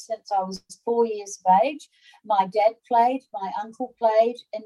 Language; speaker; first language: English; native; English